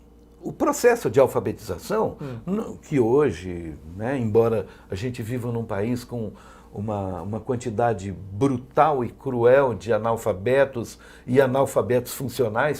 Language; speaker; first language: Portuguese; native; Portuguese